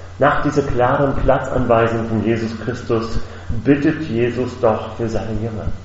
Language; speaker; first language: German; non-native, fluent; English